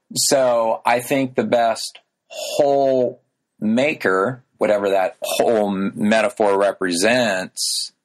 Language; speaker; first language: English; native; English